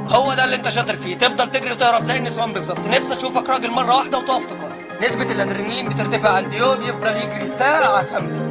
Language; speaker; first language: Arabic; native; Arabic